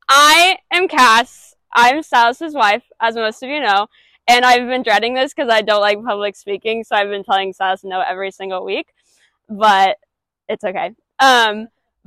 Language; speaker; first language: English; native; English